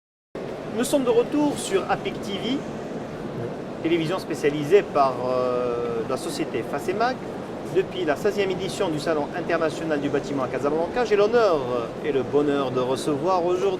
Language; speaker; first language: French; non-native, local second language; Arabic